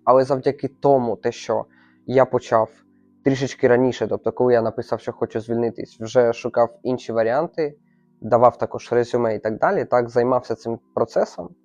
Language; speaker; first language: Ukrainian; native; Ukrainian